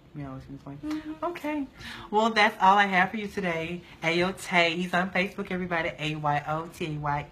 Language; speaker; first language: English; native; English